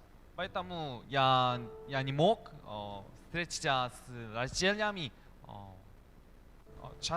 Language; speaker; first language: Russian; non-native, learner; Korean